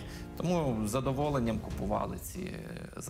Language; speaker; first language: Ukrainian; native; Ukrainian